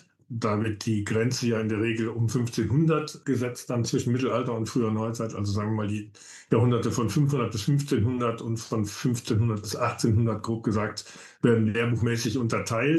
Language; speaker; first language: German; native; German